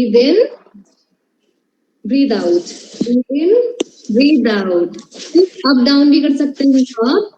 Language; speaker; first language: Hindi; native; Hindi